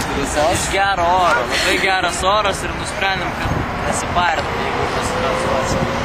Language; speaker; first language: Lithuanian; native; Lithuanian